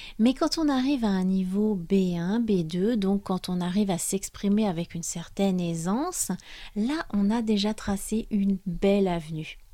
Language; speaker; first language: French; native; French